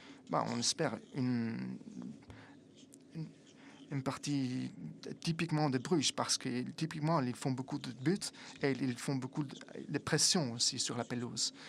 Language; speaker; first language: French; non-native, fluent; Italian